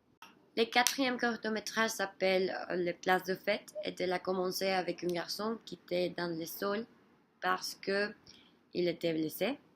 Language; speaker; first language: French; non-native, learner; Spanish